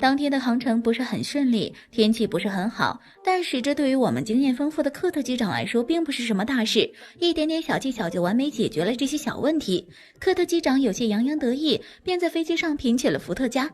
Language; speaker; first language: Chinese; native; Chinese